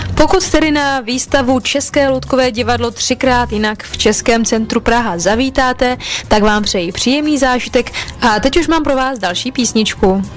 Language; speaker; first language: Czech; native; Czech